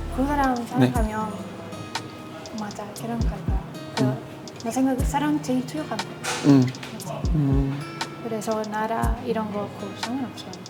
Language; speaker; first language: Korean; non-native, learner; Spanish